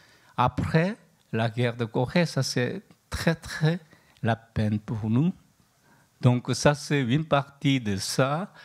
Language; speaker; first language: French; non-native, learner; Korean